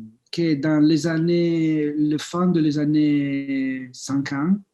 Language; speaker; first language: French; non-native, fluent; Italian